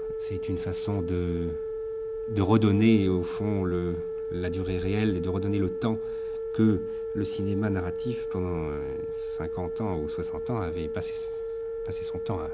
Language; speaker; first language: French; native; French